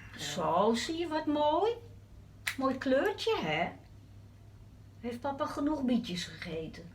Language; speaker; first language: Dutch; native; Dutch